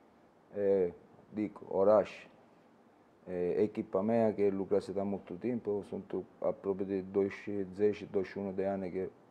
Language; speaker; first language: Romanian; non-native, learner; Italian